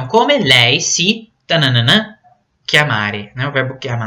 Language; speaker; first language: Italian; non-native, fluent; Portuguese